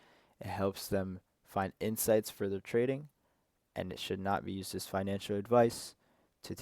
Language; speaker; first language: English; native; English